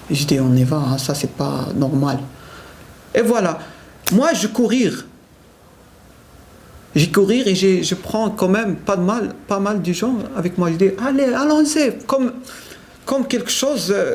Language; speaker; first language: French; non-native, learner; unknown